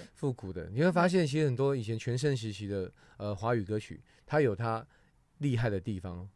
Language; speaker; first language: Chinese; non-native, local second language; Hakka Chinese